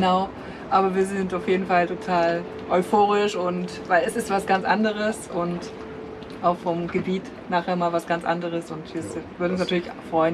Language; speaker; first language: German; native; German